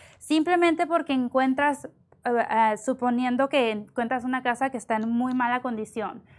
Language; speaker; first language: Spanish; early bilingual, heritage; Spanish